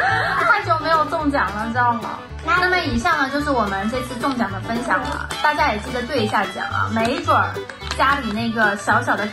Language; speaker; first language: Chinese; native; Chinese